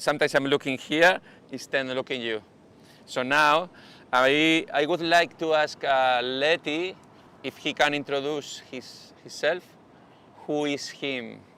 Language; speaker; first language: English; non-native, fluent; Spanish